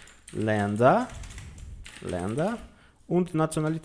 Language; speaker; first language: German; non-native, fluent; Portuguese